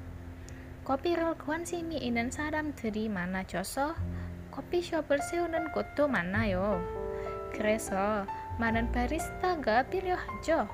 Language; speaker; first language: Korean; non-native, learner; Indonesian